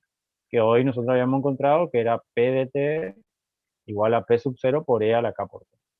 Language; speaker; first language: Spanish; native; Spanish